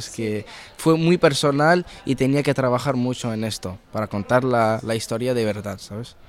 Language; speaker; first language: Spanish; early bilingual, heritage; Arabic